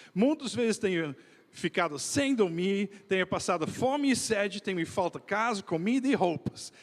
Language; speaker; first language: Portuguese; non-native, fluent; Dutch